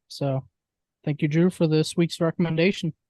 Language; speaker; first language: English; native; English